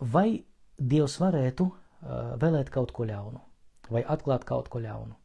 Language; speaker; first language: Latvian; non-native, local second language; Russian